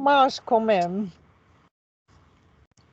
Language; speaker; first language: French; non-native, fluent; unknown